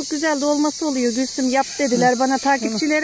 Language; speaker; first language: Turkish; native; Turkish